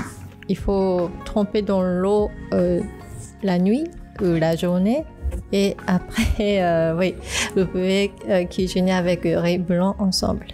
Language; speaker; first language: French; non-native, fluent; Japanese